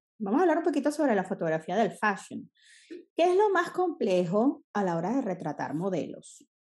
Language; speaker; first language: Spanish; native; Spanish